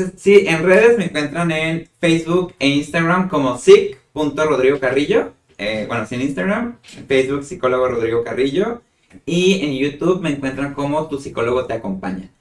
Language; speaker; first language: Spanish; native; Spanish